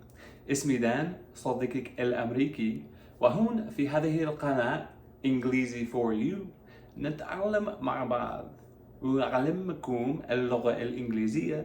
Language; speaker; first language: Arabic; non-native, fluent; English